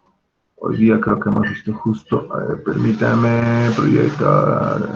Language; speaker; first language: Spanish; native; Spanish